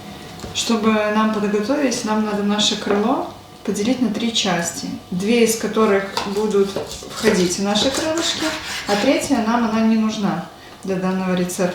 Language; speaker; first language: Russian; native; Russian